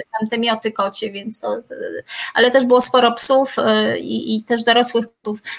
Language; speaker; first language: Polish; native; Polish